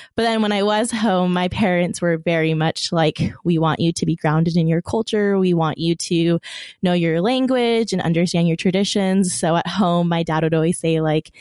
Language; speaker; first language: English; early bilingual, other home language; Persian